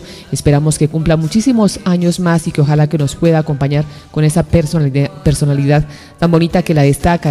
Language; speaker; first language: Spanish; native; Spanish